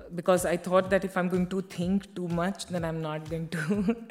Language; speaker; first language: English; non-native, local second language; Hindi